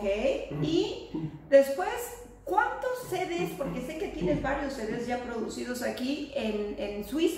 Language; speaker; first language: Spanish; native; Spanish